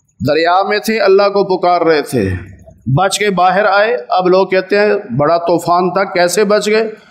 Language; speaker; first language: Urdu; non-native, local second language; Punjabi